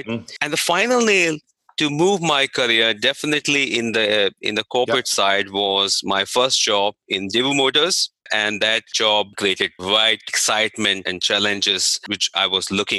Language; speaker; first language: English; non-native, local second language; Hindi